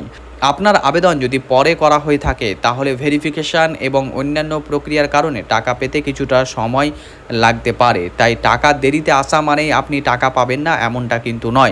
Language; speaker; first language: Bangla; native; Bangla